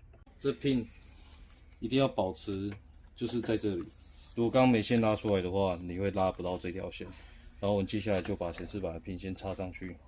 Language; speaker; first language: Chinese; native; Chinese